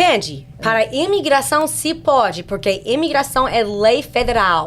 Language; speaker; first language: Portuguese; non-native, fluent; English